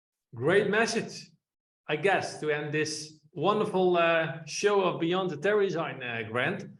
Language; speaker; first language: English; non-native, fluent; Dutch